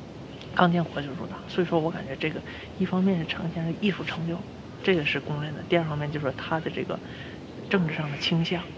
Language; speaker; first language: Chinese; native; Chinese